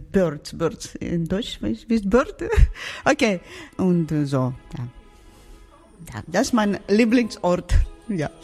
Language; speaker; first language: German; non-native, learner; Ukrainian